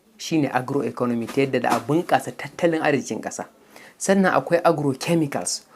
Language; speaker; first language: Hausa; native; Hausa